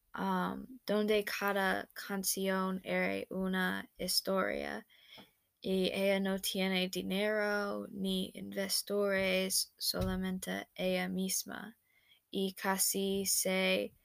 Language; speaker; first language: Spanish; non-native, fluent; English